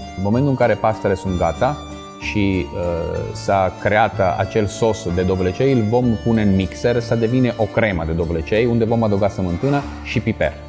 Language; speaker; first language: Romanian; non-native, fluent; Italian